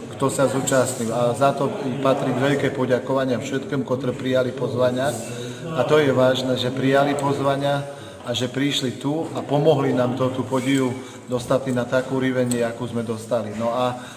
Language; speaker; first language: Slovak; non-native, local second language; Rusyn